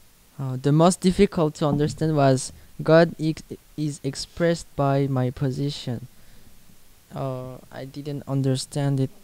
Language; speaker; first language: English; non-native, learner; Korean